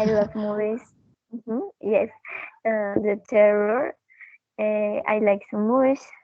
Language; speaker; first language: English; non-native, learner; Spanish